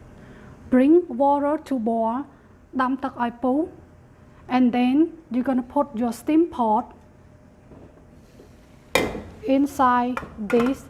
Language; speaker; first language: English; non-native, fluent; Khmer